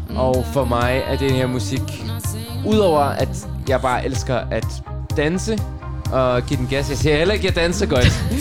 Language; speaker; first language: Danish; non-native, local second language; Russian